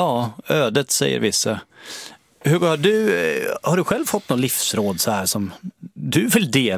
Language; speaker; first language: Swedish; native; Swedish